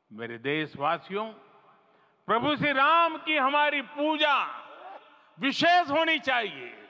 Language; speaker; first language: Hindi; non-native, local second language; Gujarati